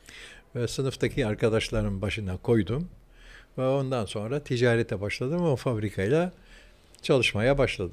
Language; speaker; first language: Turkish; early bilingual, heritage; Turkish